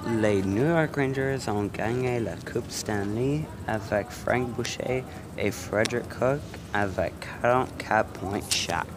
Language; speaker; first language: French; non-native, learner; English